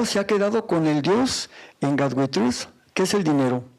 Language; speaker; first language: Spanish; native; Spanish